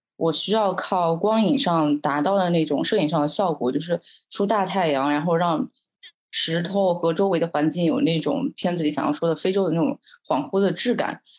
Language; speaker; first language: Chinese; native; Chinese